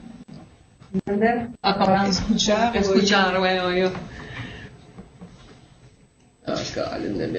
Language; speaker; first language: Spanish; non-native, learner; French